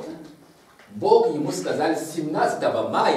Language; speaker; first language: Russian; non-native, fluent; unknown